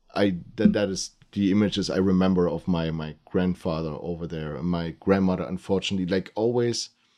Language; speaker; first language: English; early bilingual, other home language; German